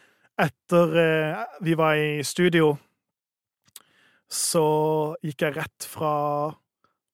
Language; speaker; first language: Norwegian; native; Norwegian